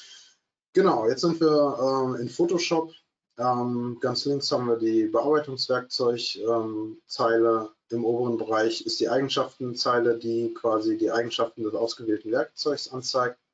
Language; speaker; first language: German; native; German